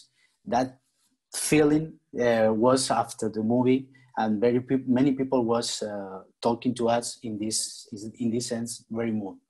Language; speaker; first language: English; non-native, learner; Spanish